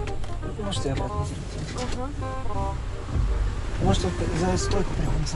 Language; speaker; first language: Russian; native; Russian